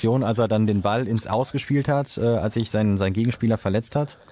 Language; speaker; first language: German; native; German